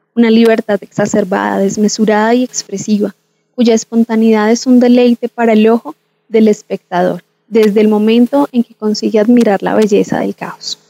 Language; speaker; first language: Spanish; native; Spanish